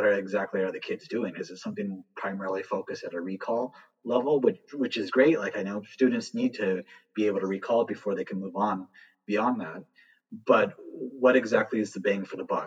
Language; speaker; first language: English; native; English